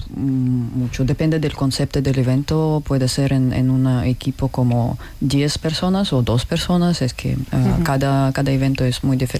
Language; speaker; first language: Spanish; non-native, learner; Russian